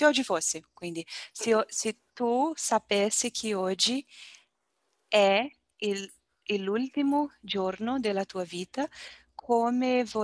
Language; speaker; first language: Italian; non-native, learner; Portuguese